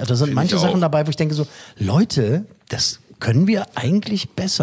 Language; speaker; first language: German; native; German